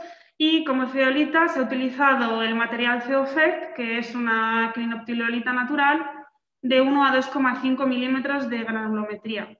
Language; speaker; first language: Spanish; native; Spanish